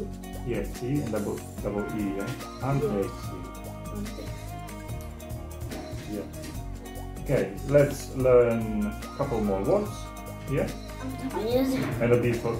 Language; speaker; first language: English; non-native, fluent; Russian